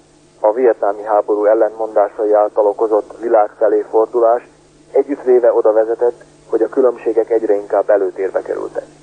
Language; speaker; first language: Hungarian; native; Hungarian